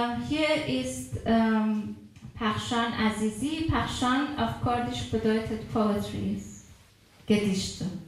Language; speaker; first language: German; non-native, fluent; Persian